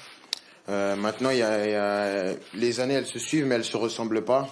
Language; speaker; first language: French; native; French